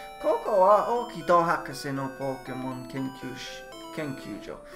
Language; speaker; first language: Japanese; non-native, learner; English